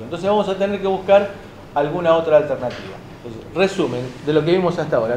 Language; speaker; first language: Spanish; native; Spanish